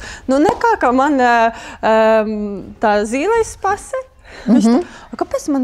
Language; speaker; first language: Latvian; non-native, learner; Ukrainian